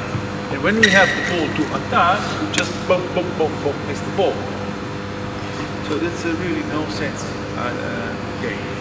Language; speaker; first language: English; non-native, learner; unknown